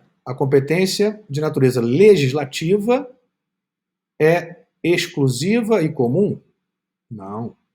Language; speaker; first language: Portuguese; native; Portuguese